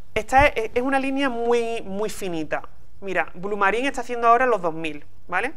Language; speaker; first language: Spanish; native; Spanish